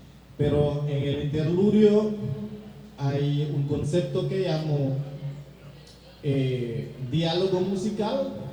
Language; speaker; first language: Spanish; non-native, fluent; Haitian Creole